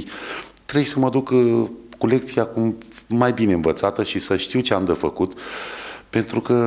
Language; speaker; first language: Romanian; native; Romanian